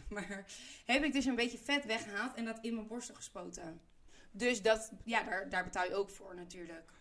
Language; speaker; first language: Dutch; native; Dutch